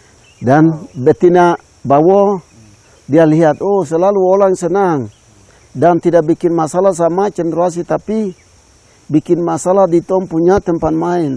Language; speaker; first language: Indonesian; non-native, local second language; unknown